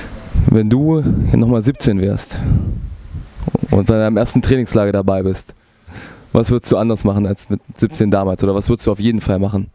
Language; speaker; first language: German; native; German